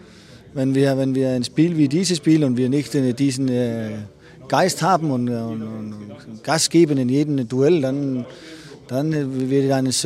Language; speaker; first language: German; non-native, learner; Danish